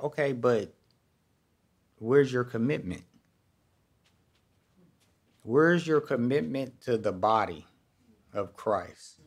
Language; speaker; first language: English; native; English